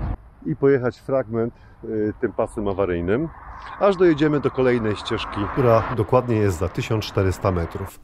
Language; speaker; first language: Polish; native; Polish